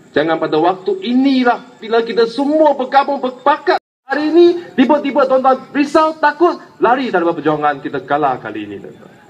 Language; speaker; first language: Malay; non-native, local second language; Chinese